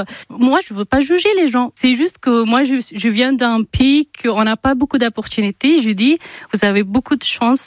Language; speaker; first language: French; non-native, fluent; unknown